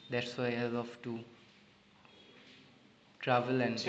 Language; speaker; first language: English; non-native, learner; Bangla